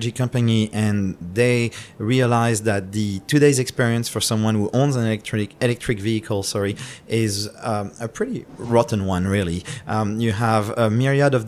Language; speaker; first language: English; non-native, fluent; French